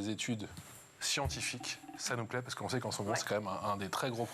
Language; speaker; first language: French; native; French